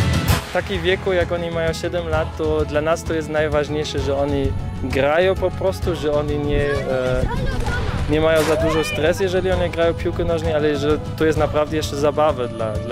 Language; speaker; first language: Polish; early bilingual, heritage; Polish